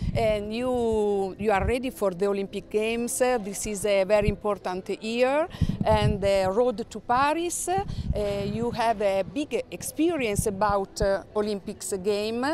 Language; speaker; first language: English; non-native, learner; Italian